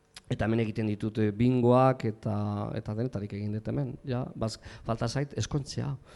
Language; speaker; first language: Basque; non-native, local second language; Spanish